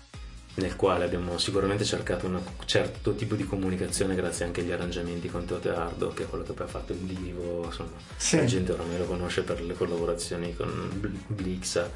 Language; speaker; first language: Italian; native; Italian